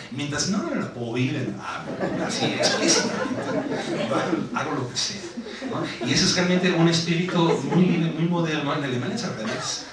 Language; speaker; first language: Spanish; non-native, fluent; German